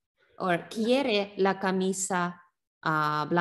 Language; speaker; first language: Spanish; non-native, learner; English